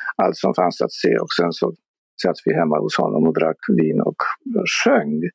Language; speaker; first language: Swedish; non-native, fluent; Polish